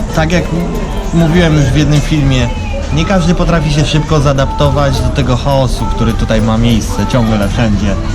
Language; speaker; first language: Polish; native; Polish